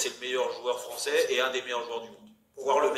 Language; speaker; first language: French; native; French